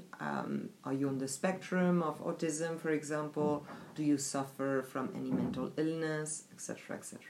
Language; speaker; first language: English; non-native, fluent; French